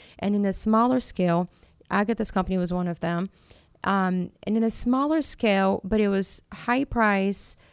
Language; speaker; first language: English; non-native, fluent; Portuguese